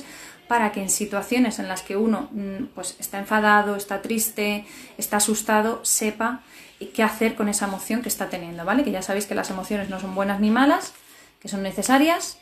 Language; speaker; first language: Spanish; native; Spanish